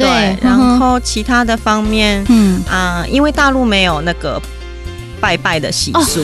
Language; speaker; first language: Chinese; native; Chinese